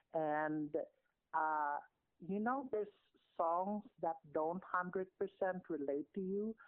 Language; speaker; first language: English; non-native, local second language; Filipino